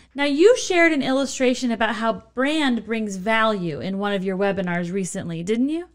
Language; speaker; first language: English; native; English